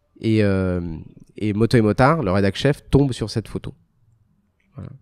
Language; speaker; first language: French; early bilingual, other home language; Arabic